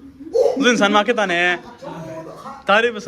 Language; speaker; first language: Japanese; non-native, learner; Hindi